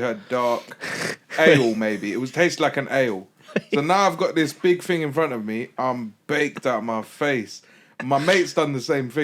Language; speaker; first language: English; native; English